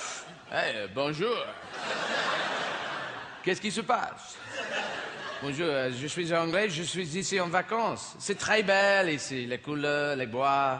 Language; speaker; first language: French; non-native, learner; English